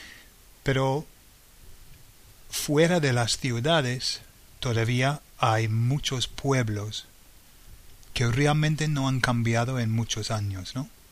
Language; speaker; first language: Spanish; non-native, fluent; English